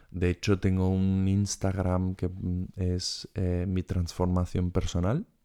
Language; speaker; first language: Spanish; non-native, fluent; German